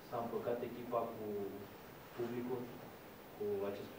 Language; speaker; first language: Romanian; native; Romanian